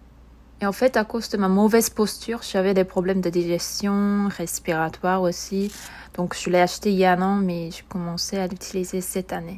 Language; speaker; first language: French; non-native, fluent; Korean